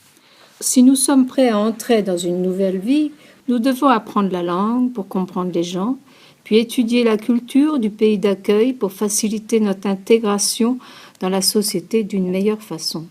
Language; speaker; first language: French; non-native, learner; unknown